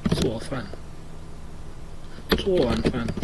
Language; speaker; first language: Chinese; non-native, learner; English